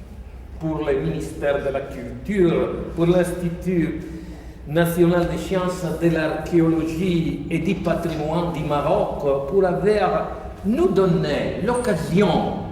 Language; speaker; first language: French; non-native, fluent; Italian